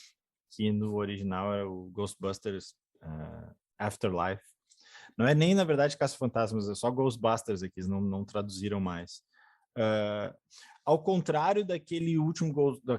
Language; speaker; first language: Portuguese; native; Portuguese